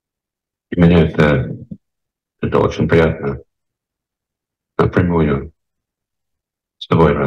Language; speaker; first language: Russian; non-native, fluent; English